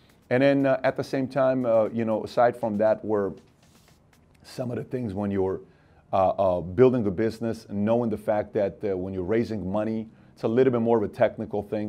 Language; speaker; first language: English; early bilingual, other home language; Armenian